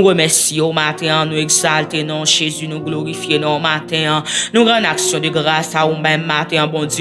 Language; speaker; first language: French; non-native, local second language; Haitian Creole